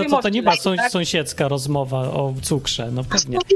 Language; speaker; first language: Polish; native; Polish